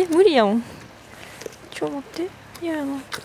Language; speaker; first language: Japanese; native; Japanese